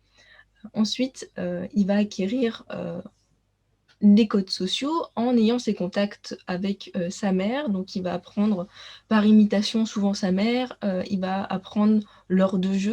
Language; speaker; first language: French; native; French